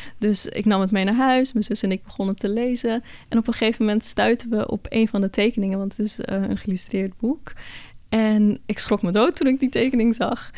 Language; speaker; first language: Dutch; early bilingual, other home language; Persian